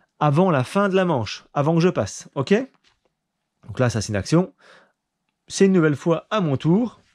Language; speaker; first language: French; native; French